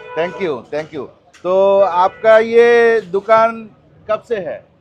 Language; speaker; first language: Hindi; non-native, learner; Bangla